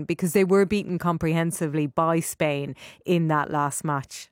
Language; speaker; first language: English; native; English